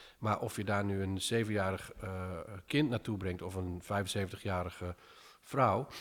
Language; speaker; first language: Dutch; early bilingual, other home language; English